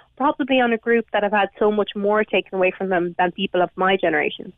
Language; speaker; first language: English; native; English